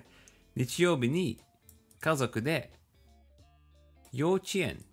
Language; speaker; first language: Japanese; non-native, learner; English